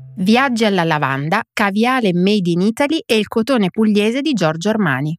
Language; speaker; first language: Italian; native; Italian